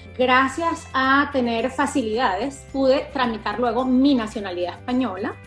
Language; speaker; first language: Spanish; native; Spanish